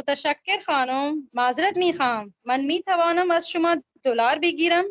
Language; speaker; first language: Persian; non-native, learner; Urdu